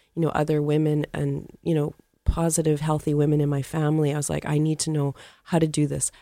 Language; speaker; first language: English; native; English